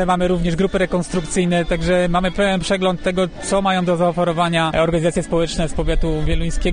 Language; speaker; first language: Polish; native; Polish